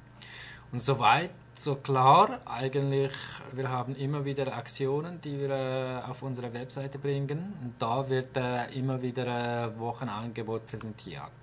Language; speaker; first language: German; non-native, fluent; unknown